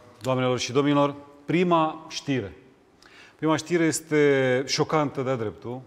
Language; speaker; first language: Romanian; native; Romanian